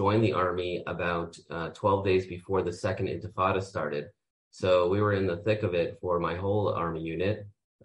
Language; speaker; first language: English; native; English